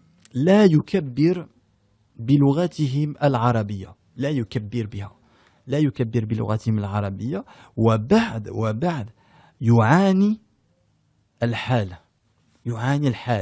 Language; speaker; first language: Arabic; early bilingual, heritage; French